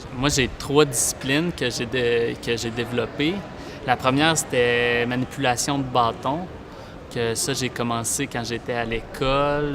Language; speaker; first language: French; native; French